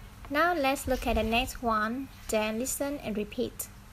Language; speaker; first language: English; non-native, fluent; Vietnamese